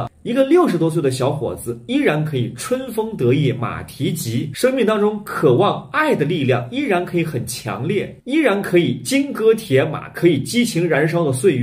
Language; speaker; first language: Chinese; native; Chinese